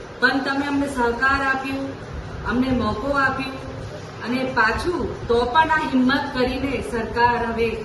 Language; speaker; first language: Gujarati; non-native, local second language; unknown